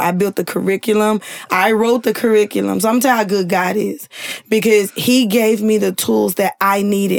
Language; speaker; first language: English; native; English